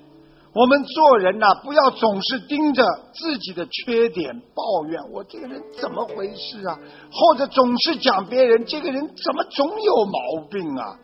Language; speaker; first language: Chinese; native; Chinese